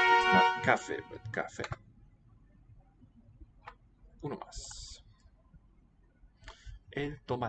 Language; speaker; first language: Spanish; non-native, learner; English